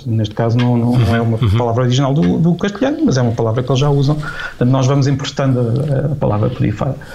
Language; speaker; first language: Portuguese; native; Portuguese